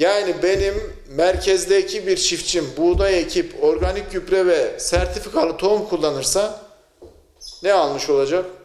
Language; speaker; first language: Turkish; native; Turkish